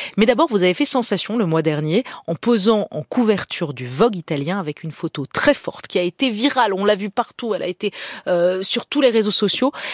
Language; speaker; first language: French; native; French